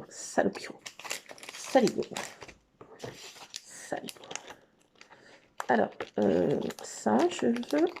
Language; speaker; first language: French; native; French